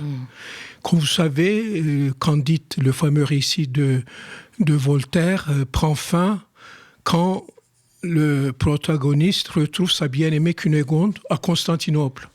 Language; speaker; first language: French; non-native, fluent; Turkish